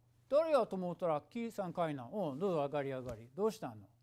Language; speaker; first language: Japanese; non-native, fluent; English